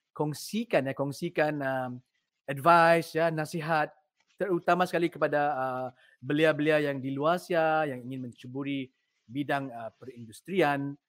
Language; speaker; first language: English; non-native, local second language; Malay